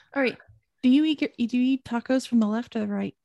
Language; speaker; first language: English; native; English